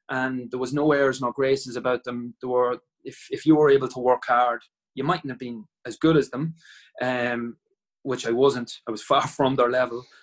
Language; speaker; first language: English; native; English